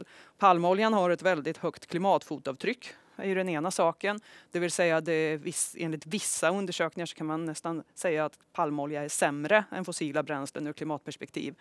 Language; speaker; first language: Swedish; native; Swedish